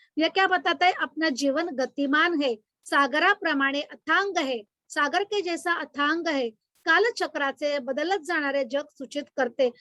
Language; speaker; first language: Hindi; non-native, local second language; Marathi